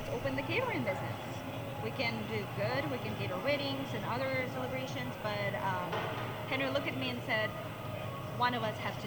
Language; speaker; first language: English; non-native, fluent; Ukrainian